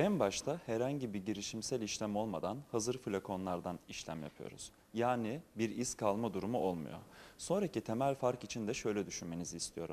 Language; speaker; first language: Turkish; native; Turkish